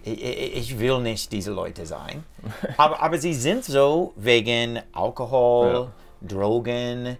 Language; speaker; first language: German; non-native, fluent; English